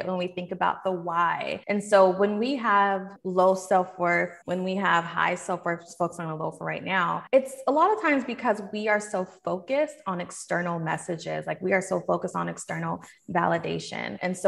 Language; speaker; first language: English; native; English